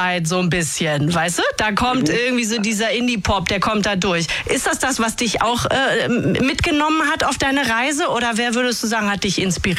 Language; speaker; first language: German; native; German